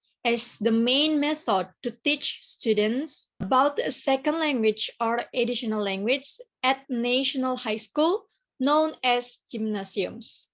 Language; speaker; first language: English; non-native, learner; Indonesian